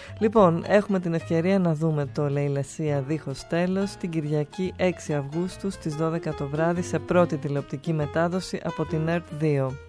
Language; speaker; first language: Greek; native; Greek